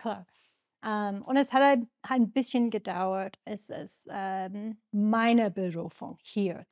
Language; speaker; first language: German; non-native, learner; English